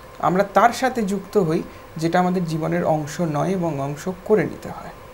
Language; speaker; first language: Bangla; non-native, local second language; Urdu